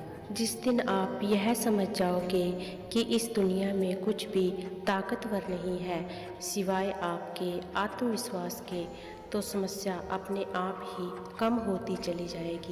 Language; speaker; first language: Hindi; native; Hindi